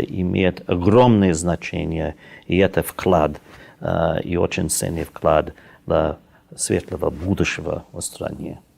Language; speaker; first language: Russian; non-native, fluent; English